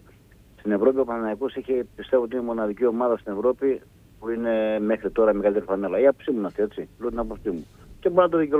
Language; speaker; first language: Greek; native; Greek